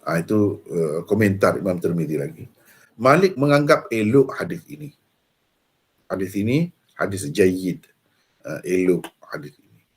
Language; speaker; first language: Malay; native; Malay